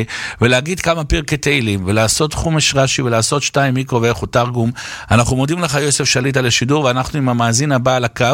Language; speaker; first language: Hebrew; native; Hebrew